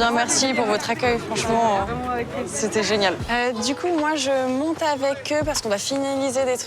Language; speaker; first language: French; native; French